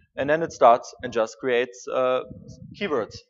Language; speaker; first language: English; non-native, fluent; German